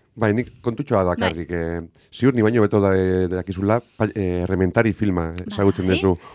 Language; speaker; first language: Basque; native; Basque